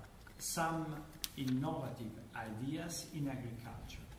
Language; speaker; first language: English; non-native, learner; Italian